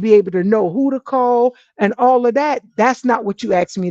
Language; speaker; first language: English; native; English